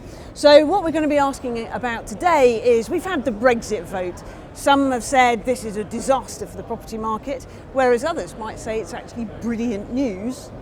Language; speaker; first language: English; native; English